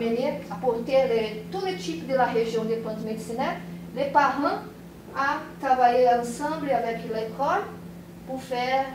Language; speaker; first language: French; non-native, learner; Portuguese